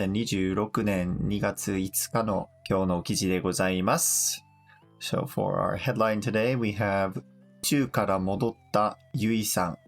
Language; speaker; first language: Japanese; non-native, fluent; English